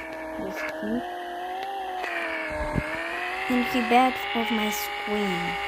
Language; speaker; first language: English; non-native, learner; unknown